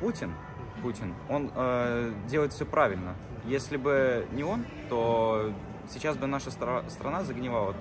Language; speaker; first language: Russian; native; Russian